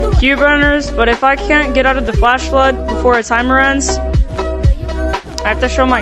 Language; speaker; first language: English; native; English